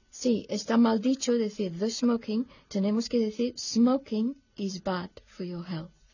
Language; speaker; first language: Spanish; non-native, fluent; English